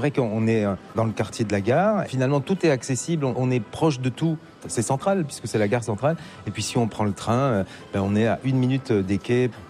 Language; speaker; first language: French; native; French